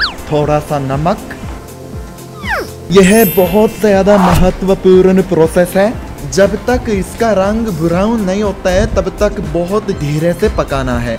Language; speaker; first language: Hindi; non-native, fluent; Japanese